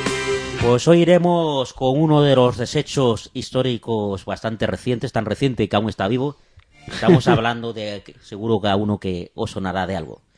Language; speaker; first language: Spanish; native; Spanish